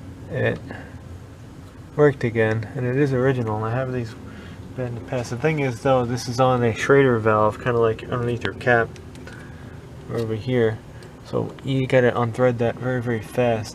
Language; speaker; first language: English; native; English